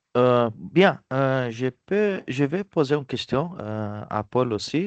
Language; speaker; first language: French; non-native, fluent; Portuguese